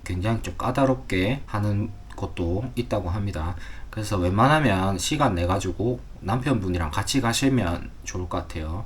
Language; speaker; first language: Korean; native; Korean